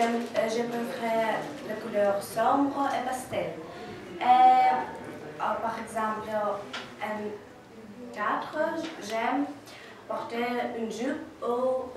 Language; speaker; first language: French; non-native, learner; Russian